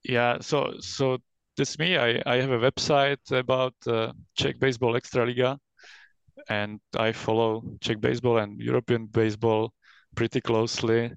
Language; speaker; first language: English; non-native, fluent; Czech